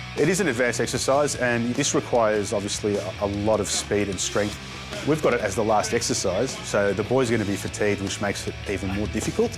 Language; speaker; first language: English; native; English